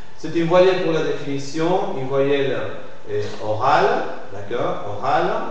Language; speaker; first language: French; non-native, fluent; Spanish